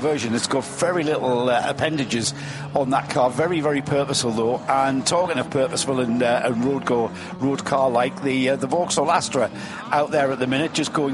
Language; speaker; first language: English; native; English